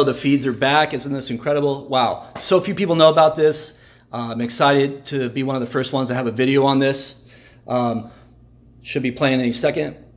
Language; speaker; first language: English; native; English